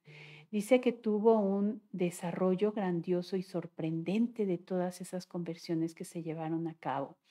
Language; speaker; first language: Spanish; native; Spanish